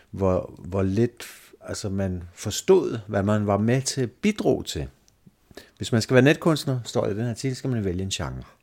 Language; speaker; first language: Danish; native; Danish